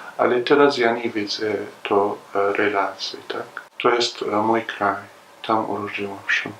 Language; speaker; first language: Polish; non-native, learner; Arabic